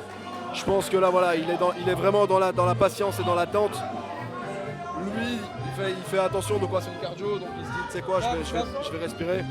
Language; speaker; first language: French; native; French